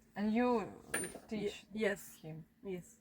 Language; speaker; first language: English; non-native, learner; Ukrainian